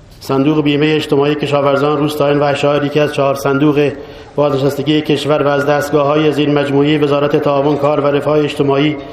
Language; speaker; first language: Persian; non-native, local second language; Baluchi